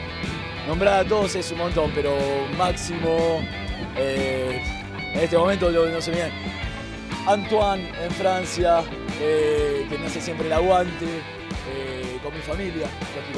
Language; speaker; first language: Spanish; native; Spanish